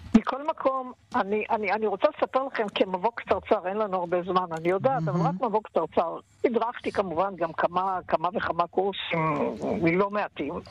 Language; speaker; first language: Hebrew; native; Hebrew